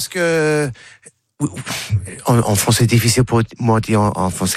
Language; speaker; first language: French; non-native, learner; English